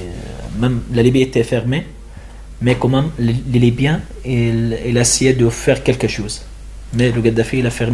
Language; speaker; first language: French; non-native, learner; Arabic